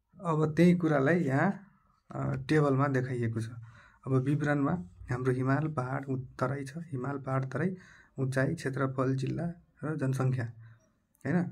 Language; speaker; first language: Nepali; non-native, local second language; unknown